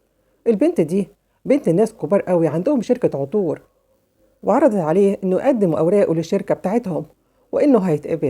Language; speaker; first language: Arabic; native; Arabic